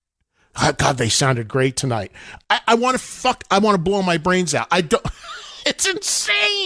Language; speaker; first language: English; native; English